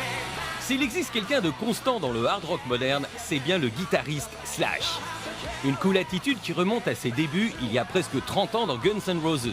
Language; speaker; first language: French; native; French